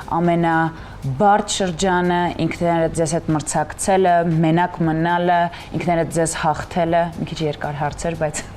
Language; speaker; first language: Armenian; native; Armenian